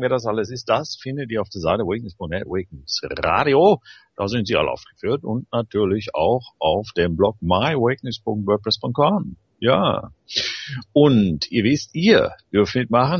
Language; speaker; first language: German; native; German